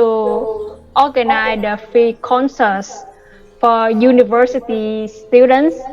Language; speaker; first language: English; non-native, learner; Vietnamese